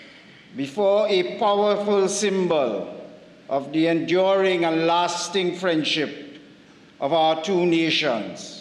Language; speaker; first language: English; native; English